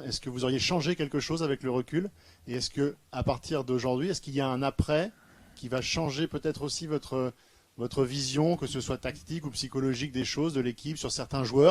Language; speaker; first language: French; native; French